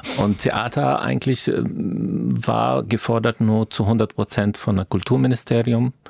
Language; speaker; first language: German; non-native, fluent; Arabic